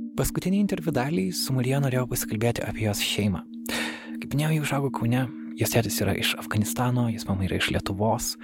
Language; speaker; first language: Lithuanian; native; Lithuanian